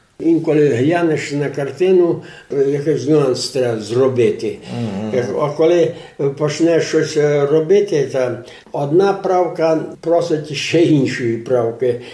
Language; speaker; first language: Ukrainian; native; Ukrainian